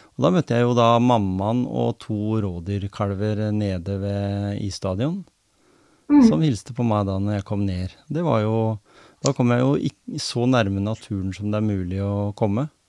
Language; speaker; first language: Norwegian; native; Norwegian